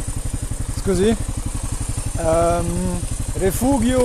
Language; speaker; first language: Italian; non-native, learner; German